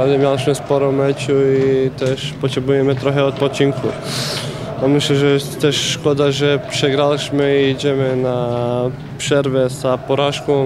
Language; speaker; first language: Polish; non-native, fluent; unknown